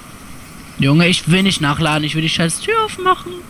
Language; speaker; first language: German; native; German